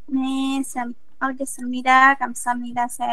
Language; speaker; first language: Korean; non-native, learner; Indonesian